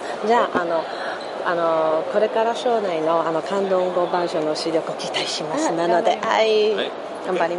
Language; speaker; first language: Japanese; non-native, fluent; Cantonese